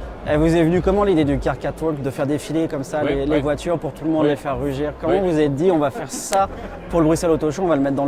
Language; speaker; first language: French; native; French